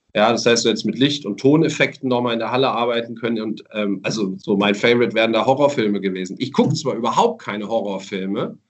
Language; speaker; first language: German; native; German